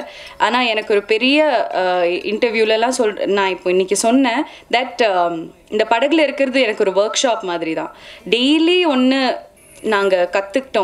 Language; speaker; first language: Tamil; non-native, local second language; Malayalam